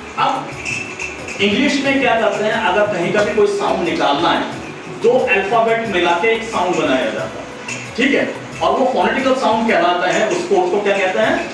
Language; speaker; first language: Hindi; native; Hindi